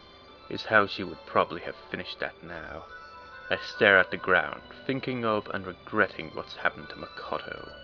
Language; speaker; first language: English; native; English